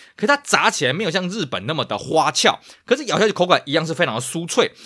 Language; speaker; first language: Chinese; native; Chinese